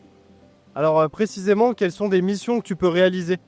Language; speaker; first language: French; native; French